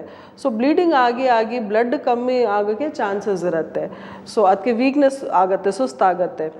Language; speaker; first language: Kannada; non-native, learner; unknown